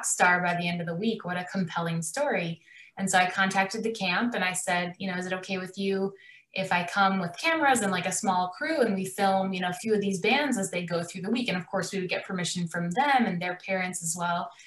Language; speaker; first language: English; native; English